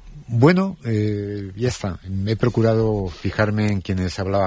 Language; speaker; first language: Spanish; native; Spanish